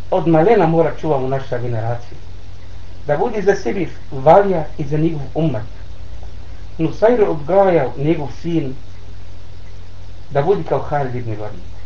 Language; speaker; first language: Bosnian; non-native, learner; Arabic